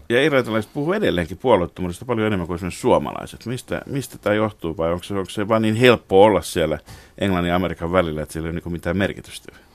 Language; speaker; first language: Finnish; native; Finnish